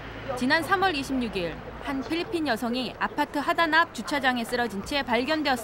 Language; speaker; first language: Korean; native; Korean